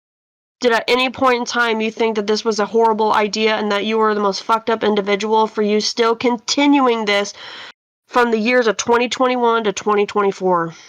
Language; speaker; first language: English; native; English